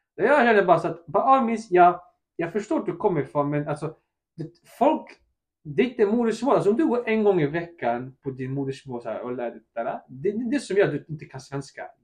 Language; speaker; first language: Swedish; early bilingual, other home language; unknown